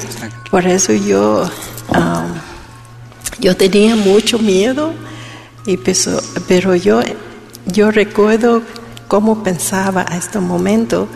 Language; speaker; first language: Spanish; non-native, learner; Vietnamese